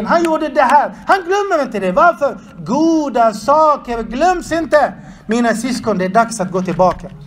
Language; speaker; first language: Swedish; non-native, fluent; Arabic